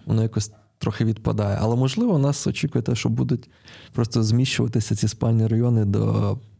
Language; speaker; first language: Ukrainian; non-native, local second language; Russian